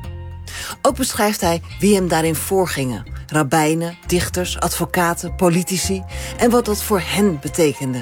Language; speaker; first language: Dutch; native; Dutch